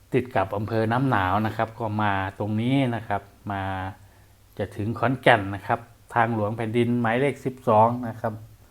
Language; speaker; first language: Thai; non-native, local second language; Northeastern Thai